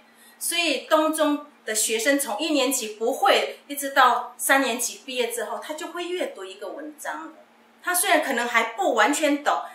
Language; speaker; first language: Chinese; non-native, local second language; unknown